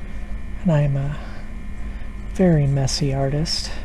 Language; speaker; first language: English; native; English